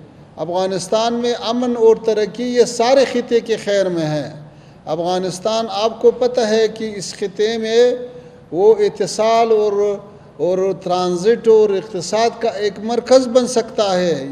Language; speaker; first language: Hindi; non-native, fluent; Pashto